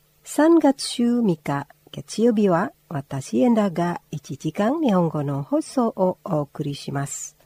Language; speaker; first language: Japanese; non-native, fluent; Indonesian